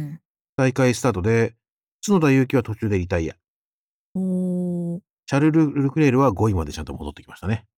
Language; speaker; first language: Japanese; native; Japanese